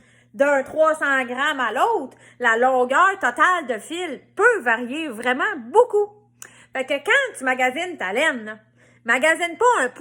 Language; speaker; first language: French; native; French